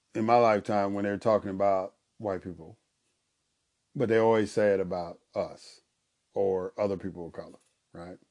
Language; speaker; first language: English; native; English